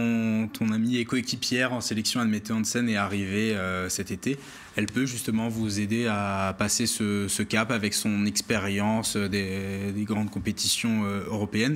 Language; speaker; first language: French; native; French